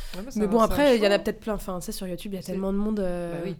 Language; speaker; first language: French; native; French